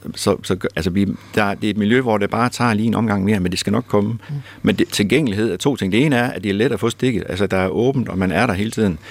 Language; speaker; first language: Danish; native; Danish